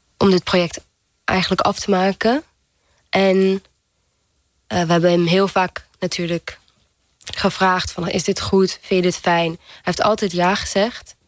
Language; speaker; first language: Dutch; early bilingual, heritage; Dutch